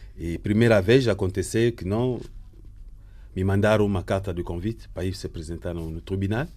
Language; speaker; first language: Portuguese; non-native, learner; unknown